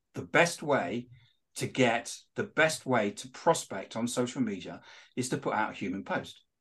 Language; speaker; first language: English; native; English